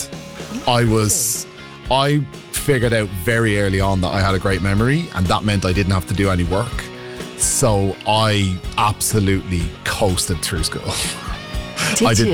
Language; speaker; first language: English; native; English